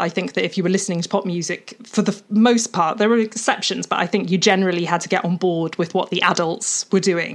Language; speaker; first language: English; native; English